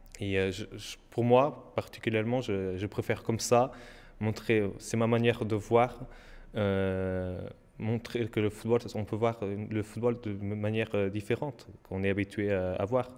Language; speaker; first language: French; non-native, learner; Portuguese